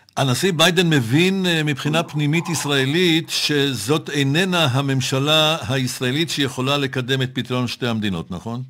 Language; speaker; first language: Hebrew; native; Hebrew